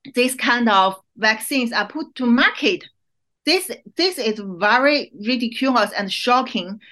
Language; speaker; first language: English; non-native, fluent; Chinese